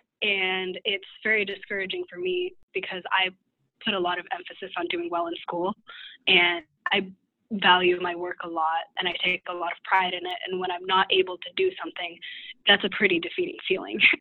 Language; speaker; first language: English; native; English